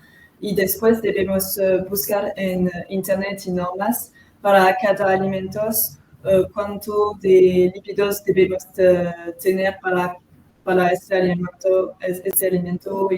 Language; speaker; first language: Spanish; non-native, learner; French